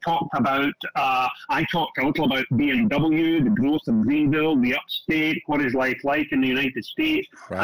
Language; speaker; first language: English; native; English